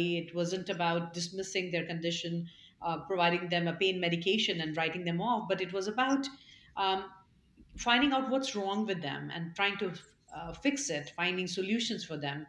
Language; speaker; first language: English; non-native, local second language; Hindi